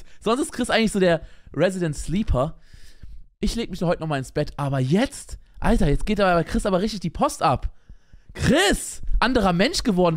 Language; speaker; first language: German; native; German